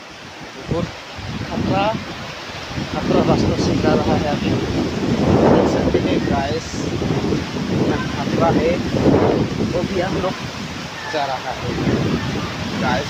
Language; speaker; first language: Hindi; non-native, local second language; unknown